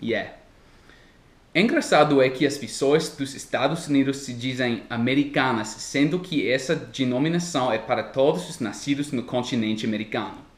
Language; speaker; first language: Portuguese; non-native, fluent; English